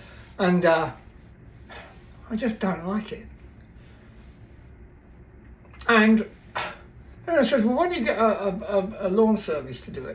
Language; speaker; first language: English; native; English